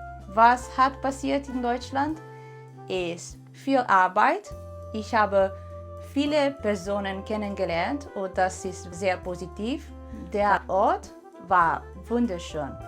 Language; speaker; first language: German; non-native, learner; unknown